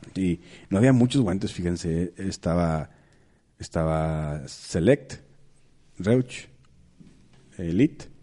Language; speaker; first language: Spanish; native; Spanish